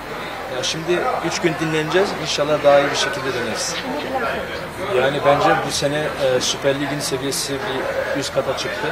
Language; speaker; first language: Turkish; early bilingual, heritage; Turkish